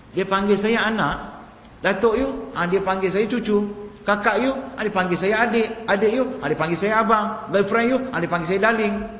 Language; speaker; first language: Malay; non-native, local second language; Tamil